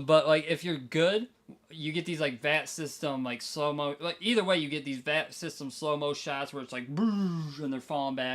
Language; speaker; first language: English; native; English